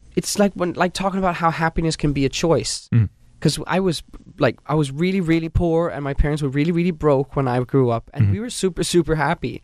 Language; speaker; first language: English; non-native, fluent; Danish